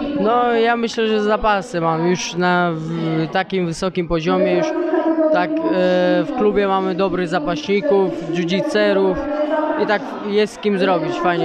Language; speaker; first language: Polish; early bilingual, other home language; Chechen